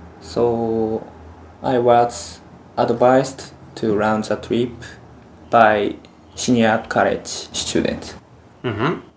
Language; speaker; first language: English; non-native, learner; Japanese